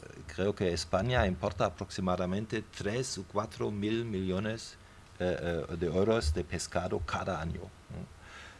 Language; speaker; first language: Spanish; non-native, fluent; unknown